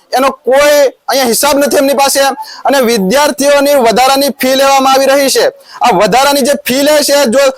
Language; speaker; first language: Gujarati; non-native, local second language; Rathawi